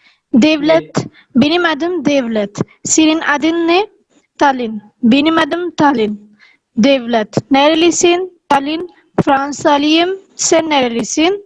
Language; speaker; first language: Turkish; non-native, learner; Urdu